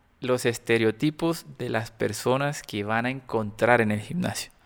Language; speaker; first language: Spanish; native; Spanish